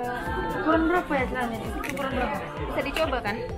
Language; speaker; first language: Indonesian; native; Indonesian